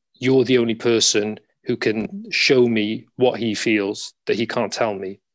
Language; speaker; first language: English; native; English